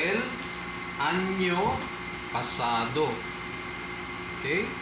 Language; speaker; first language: Spanish; non-native, fluent; Filipino